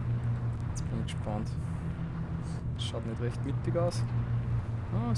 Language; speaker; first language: German; native; German